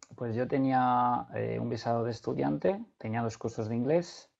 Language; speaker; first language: Spanish; native; Spanish